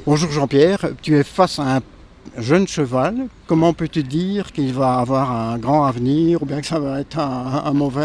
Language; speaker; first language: French; native; French